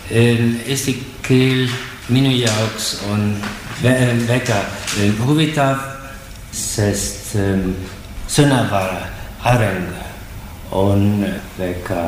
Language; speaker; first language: Estonian; non-native, learner; German